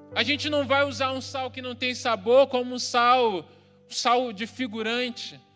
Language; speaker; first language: Portuguese; native; Portuguese